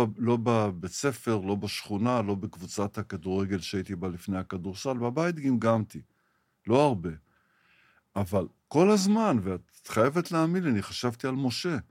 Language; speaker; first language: Hebrew; early bilingual, other home language; Arabic